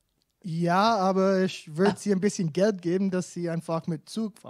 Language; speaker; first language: German; non-native, fluent; English